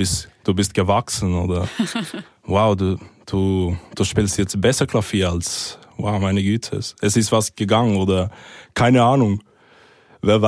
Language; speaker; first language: German; early bilingual, other home language; Spanish